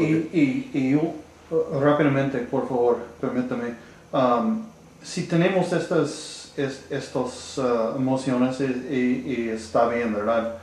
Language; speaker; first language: Spanish; non-native, learner; English